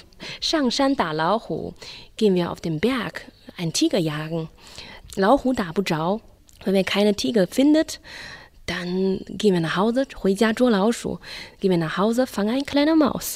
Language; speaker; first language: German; non-native, learner; Chinese